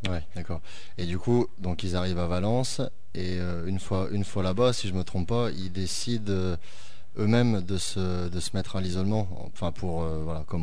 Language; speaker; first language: French; native; French